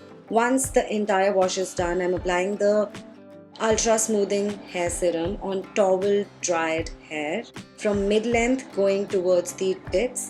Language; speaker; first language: English; non-native, local second language; Hindi